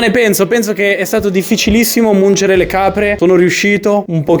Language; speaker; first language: Italian; native; Italian